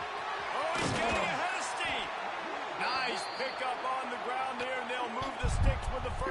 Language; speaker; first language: English; native; English